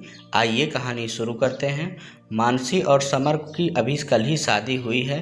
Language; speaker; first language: Hindi; native; Hindi